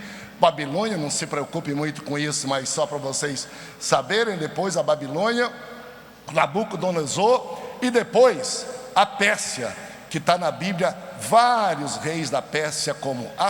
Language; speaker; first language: Portuguese; native; Portuguese